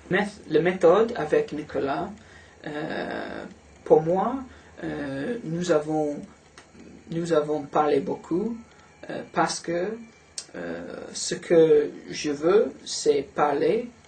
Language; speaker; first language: French; non-native, learner; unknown